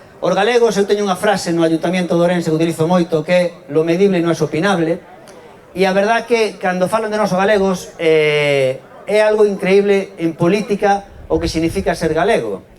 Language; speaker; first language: Galician; non-native, local second language; Spanish